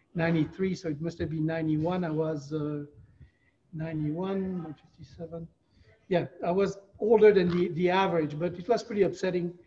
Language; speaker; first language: English; non-native, fluent; French